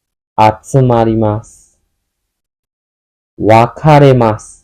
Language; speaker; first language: Japanese; non-native, fluent; Burmese